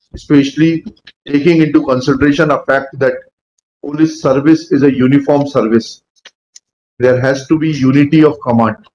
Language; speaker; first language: English; non-native, local second language; Hindi